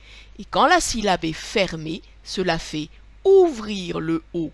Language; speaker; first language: French; native; French